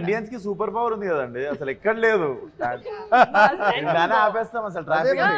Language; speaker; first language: Telugu; native; Telugu